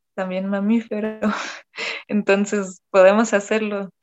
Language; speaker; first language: Spanish; non-native, fluent; German